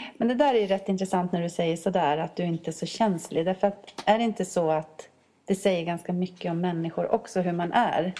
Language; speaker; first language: Swedish; native; Swedish